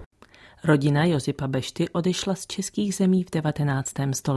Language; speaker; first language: Czech; native; Czech